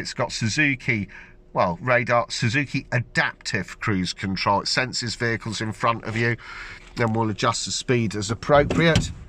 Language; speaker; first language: English; native; English